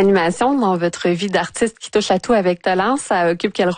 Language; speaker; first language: French; native; French